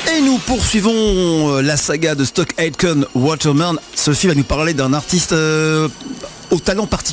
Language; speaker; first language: French; native; French